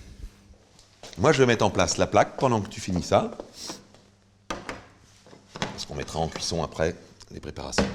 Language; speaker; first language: French; native; French